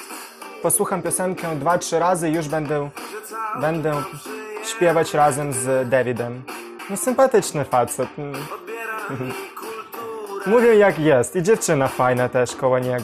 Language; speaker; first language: Polish; non-native, learner; Ukrainian